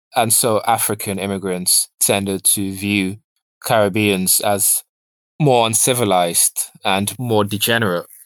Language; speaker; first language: English; early bilingual, other home language; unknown